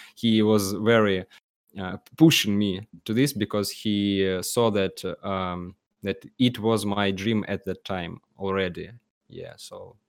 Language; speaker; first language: English; non-native, learner; Russian